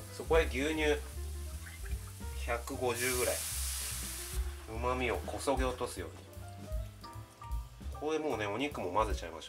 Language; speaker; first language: Japanese; native; Japanese